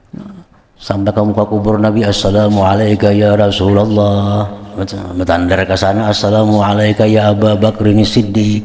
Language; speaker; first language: Indonesian; non-native, local second language; Banjar